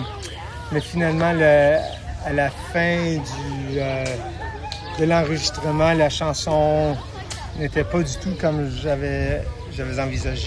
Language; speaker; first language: French; non-native, local second language; English